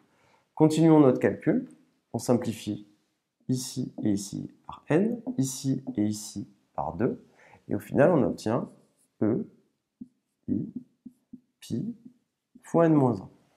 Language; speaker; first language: French; native; French